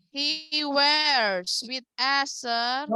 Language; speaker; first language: English; non-native, learner; Indonesian